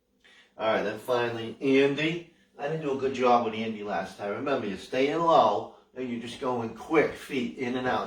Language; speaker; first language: English; native; English